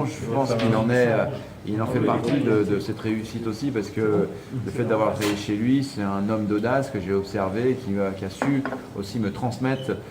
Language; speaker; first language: French; native; French